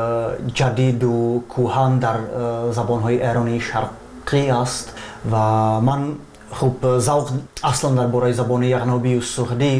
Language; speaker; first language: Persian; non-native, fluent; Czech